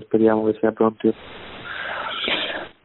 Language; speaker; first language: Italian; non-native, learner; Spanish